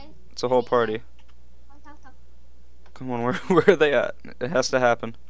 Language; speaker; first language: English; native; English